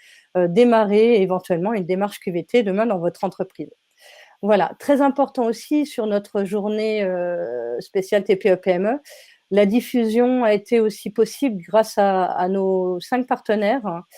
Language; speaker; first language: French; native; French